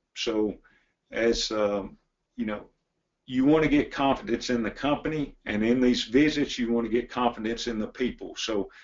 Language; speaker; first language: English; native; English